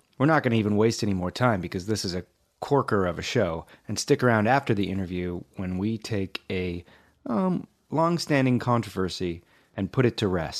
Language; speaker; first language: English; native; English